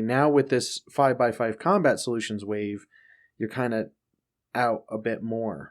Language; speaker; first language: English; native; English